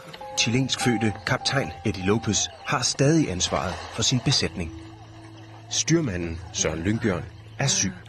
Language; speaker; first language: Danish; native; Danish